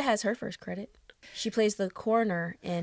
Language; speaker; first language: English; native; English